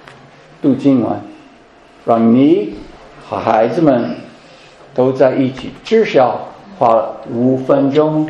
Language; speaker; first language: Chinese; non-native, fluent; English